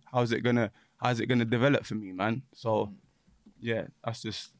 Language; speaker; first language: English; native; English